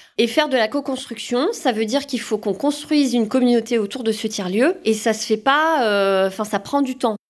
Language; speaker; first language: French; native; French